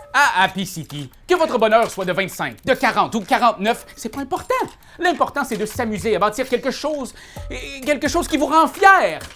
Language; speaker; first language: French; native; French